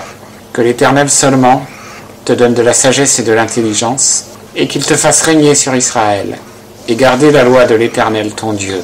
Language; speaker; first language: French; native; French